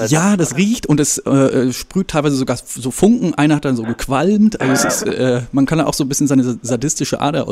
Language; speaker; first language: German; native; German